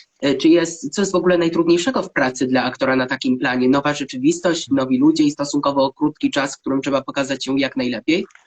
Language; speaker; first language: Polish; native; Polish